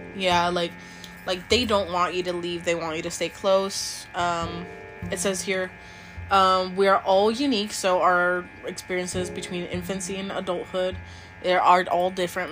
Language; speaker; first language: English; non-native, local second language; Spanish